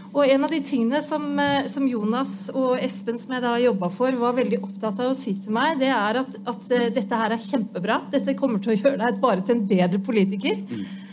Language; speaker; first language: Norwegian; native; Norwegian